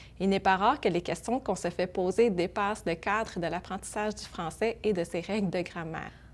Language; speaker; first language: French; early bilingual, other home language; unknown